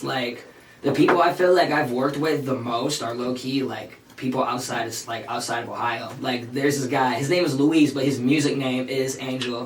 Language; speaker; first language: English; early bilingual, other home language; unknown